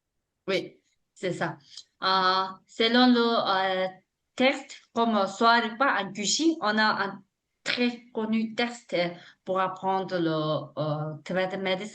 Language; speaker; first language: French; non-native, learner; Tibetan